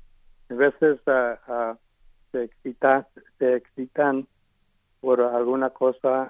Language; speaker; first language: Spanish; early bilingual, heritage; Spanish